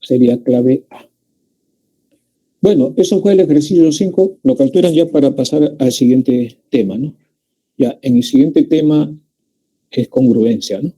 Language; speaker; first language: Spanish; native; Spanish